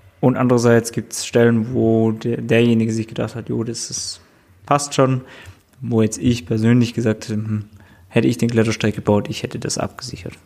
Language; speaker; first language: German; native; German